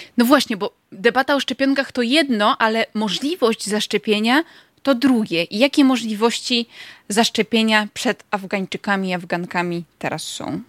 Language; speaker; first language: Polish; native; Polish